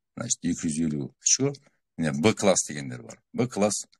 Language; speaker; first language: Russian; non-native, local second language; Kazakh